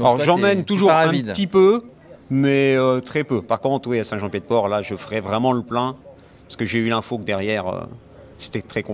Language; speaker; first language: French; native; French